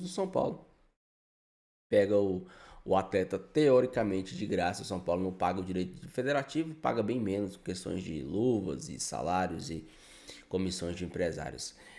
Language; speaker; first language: Portuguese; native; Portuguese